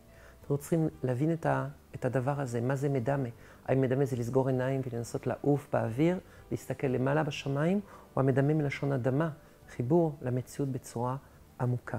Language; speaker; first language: Hebrew; non-native, fluent; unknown